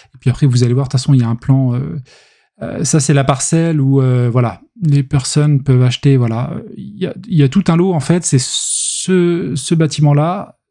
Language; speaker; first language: French; native; French